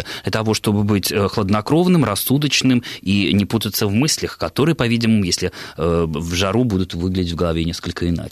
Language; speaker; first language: Russian; native; Russian